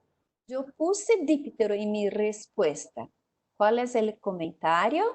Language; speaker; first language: Spanish; non-native, fluent; Portuguese